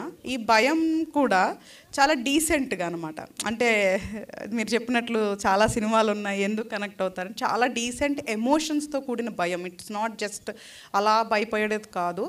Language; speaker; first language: Telugu; native; Telugu